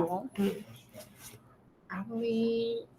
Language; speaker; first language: English; non-native, learner; Chinese